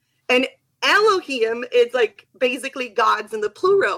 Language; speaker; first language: English; non-native, fluent; Portuguese